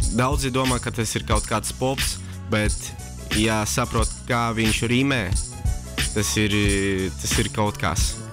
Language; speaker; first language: Latvian; non-native, local second language; Russian